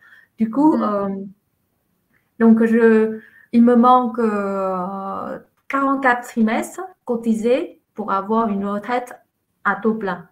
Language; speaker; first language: French; non-native, fluent; Vietnamese